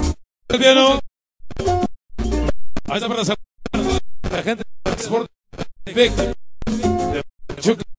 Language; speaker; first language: Spanish; native; Spanish